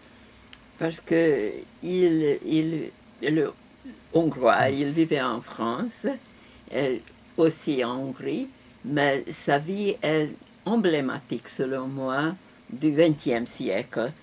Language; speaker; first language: French; non-native, fluent; Hungarian